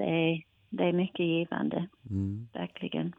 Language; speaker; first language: Swedish; non-native, fluent; English